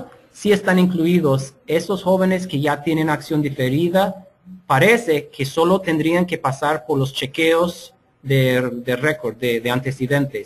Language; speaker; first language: Spanish; non-native, fluent; English